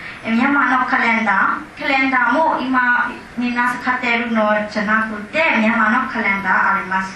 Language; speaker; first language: Japanese; non-native, learner; Burmese